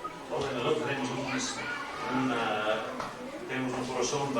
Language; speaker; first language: Spanish; non-native, fluent; English